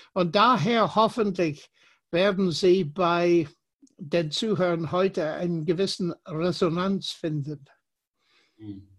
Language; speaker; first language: German; non-native, fluent; English